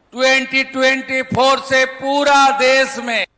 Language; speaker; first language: Hindi; non-native, local second language; Bangla